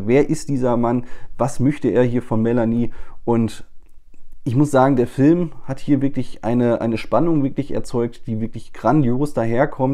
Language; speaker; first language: German; native; German